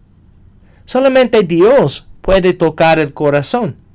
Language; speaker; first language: Spanish; non-native, fluent; English